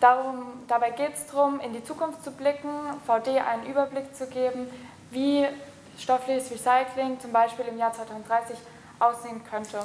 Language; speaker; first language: German; native; German